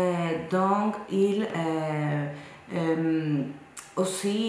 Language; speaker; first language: French; non-native, fluent; Spanish